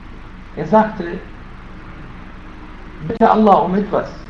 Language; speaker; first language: German; non-native, fluent; Arabic